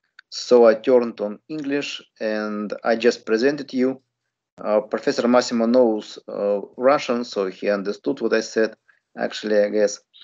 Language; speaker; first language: English; non-native, fluent; Russian